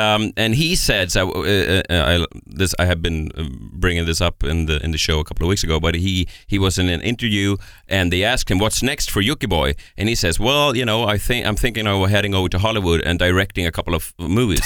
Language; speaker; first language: English; non-native, fluent; Swedish